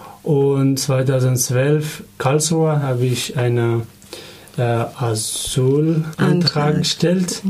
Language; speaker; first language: German; non-native, learner; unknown